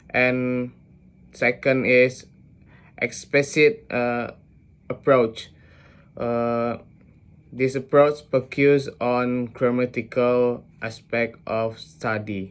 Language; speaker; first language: English; non-native, learner; Indonesian